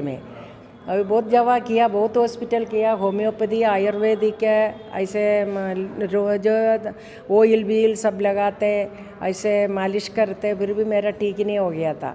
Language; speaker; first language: Hindi; non-native, local second language; Malayalam